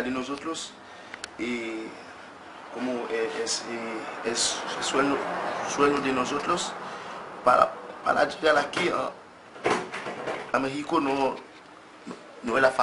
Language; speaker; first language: Spanish; non-native, learner; Haitian Creole